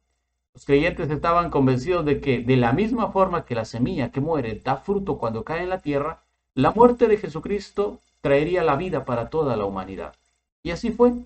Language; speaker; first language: Spanish; native; Spanish